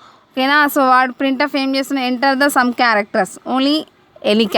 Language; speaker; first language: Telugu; native; Telugu